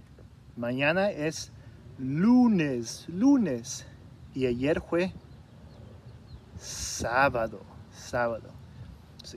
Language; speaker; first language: Spanish; early bilingual, heritage; Spanish